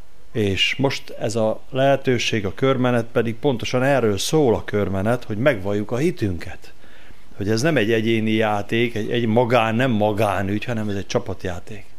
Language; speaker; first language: Hungarian; native; Hungarian